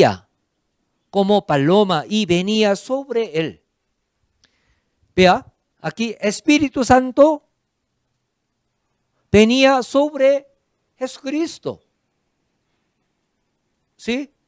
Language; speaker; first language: Spanish; non-native, fluent; Korean